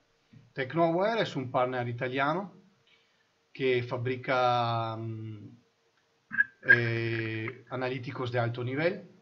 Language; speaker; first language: Spanish; non-native, fluent; Italian